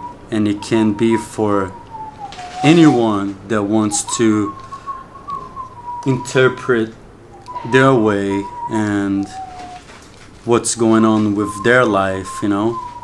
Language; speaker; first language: English; non-native, fluent; Portuguese